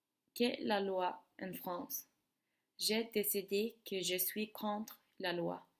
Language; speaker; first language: French; non-native, learner; Swedish